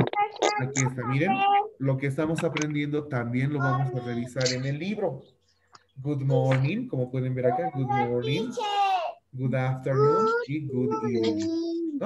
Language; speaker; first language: Spanish; native; Spanish